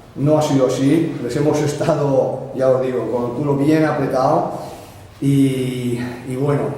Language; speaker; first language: Spanish; non-native, local second language; Catalan